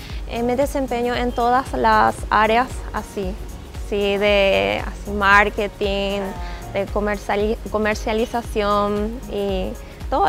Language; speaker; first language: Spanish; non-native, fluent; Japanese